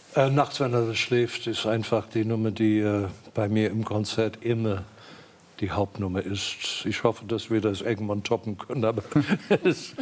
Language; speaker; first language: German; non-native, fluent; Afrikaans